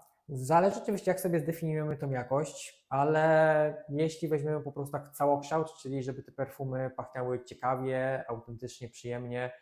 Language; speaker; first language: Polish; native; Polish